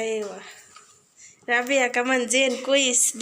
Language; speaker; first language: Arabic; non-native, learner; Bangla